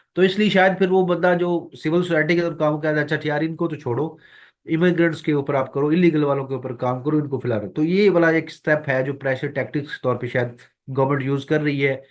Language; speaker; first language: Urdu; non-native, local second language; Punjabi